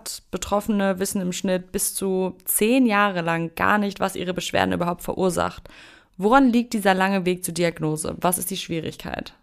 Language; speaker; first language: German; native; German